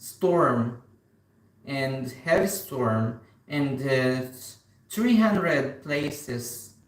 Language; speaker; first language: English; non-native, local second language; Filipino